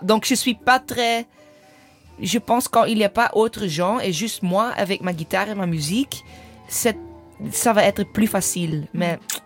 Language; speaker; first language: French; non-native, learner; English